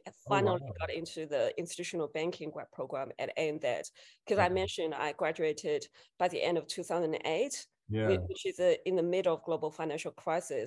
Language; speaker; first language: English; non-native, fluent; Chinese